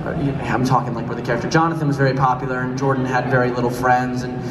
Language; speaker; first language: English; native; English